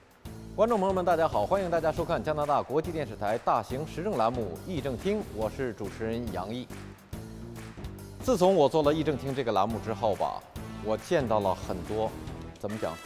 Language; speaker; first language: Chinese; native; Chinese